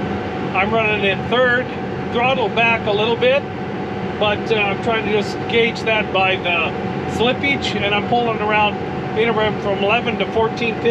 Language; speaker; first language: English; native; English